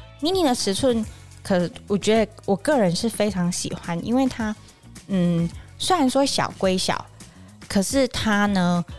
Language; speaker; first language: Chinese; native; Chinese